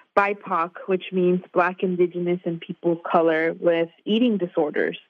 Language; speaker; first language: English; native; English